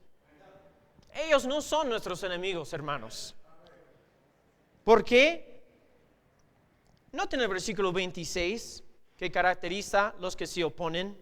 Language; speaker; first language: Spanish; non-native, fluent; English